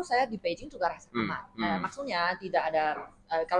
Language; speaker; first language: Indonesian; non-native, fluent; Chinese